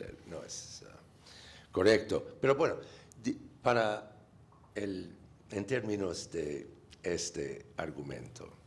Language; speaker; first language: Spanish; non-native, fluent; English